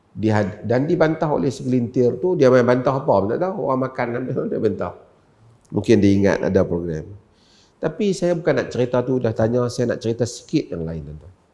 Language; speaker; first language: Malay; native; Malay